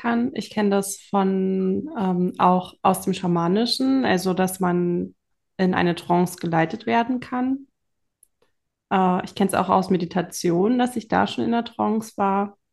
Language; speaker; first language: German; native; German